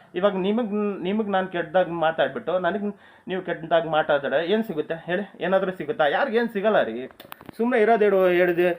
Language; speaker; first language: Kannada; non-native, local second language; Marathi